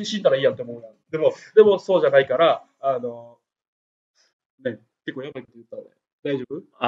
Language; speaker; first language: Japanese; native; Japanese